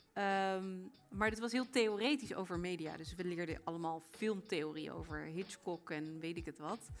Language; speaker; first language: Dutch; native; Dutch